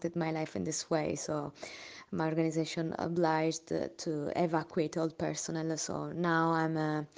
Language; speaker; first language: English; non-native, learner; Italian